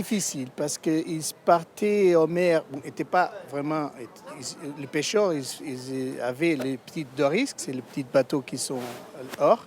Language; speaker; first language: French; non-native, learner; Portuguese